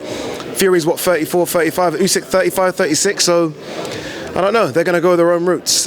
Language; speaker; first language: English; native; English